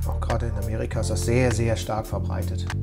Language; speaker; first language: German; native; German